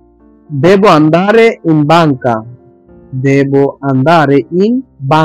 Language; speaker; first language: Italian; non-native, learner; Bangla